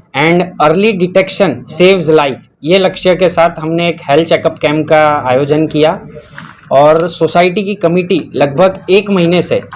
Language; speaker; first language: Hindi; non-native, local second language; Gujarati